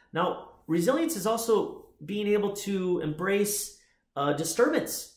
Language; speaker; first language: English; native; English